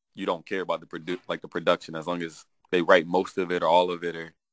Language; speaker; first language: English; native; English